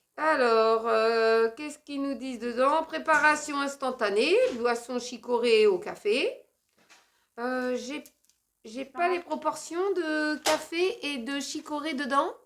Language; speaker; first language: French; native; French